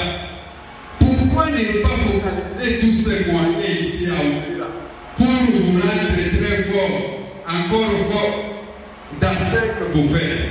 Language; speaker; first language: French; non-native, local second language; Swahili